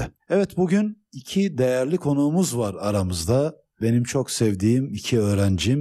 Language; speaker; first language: Turkish; native; Turkish